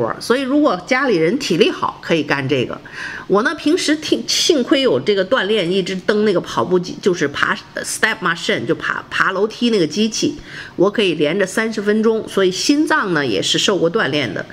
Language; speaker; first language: Chinese; native; Chinese